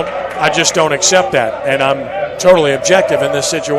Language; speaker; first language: English; native; English